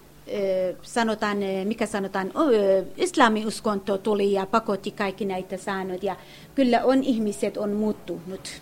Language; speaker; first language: Finnish; non-native, learner; Kurdish